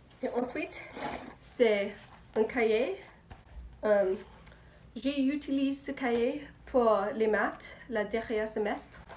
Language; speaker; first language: French; non-native, learner; English